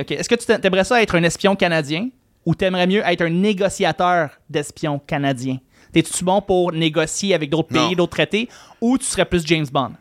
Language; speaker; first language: French; native; French